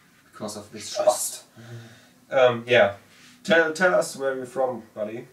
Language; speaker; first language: English; non-native, fluent; German